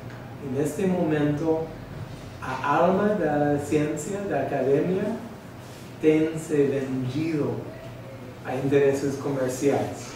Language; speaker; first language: Portuguese; non-native, learner; English